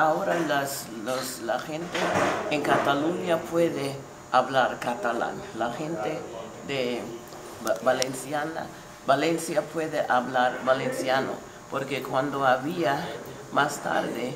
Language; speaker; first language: Spanish; non-native, fluent; English